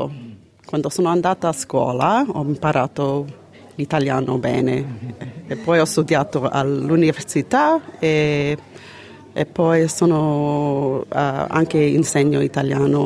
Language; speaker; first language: Italian; early bilingual, heritage; Italian